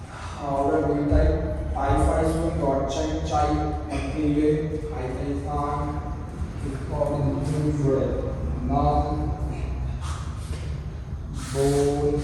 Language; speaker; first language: Vietnamese; non-native, learner; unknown